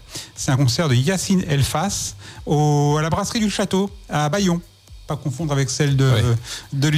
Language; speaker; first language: French; native; French